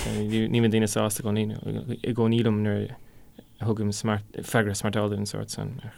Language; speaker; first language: Irish; non-native, local second language; English